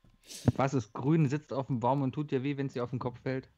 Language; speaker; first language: German; native; German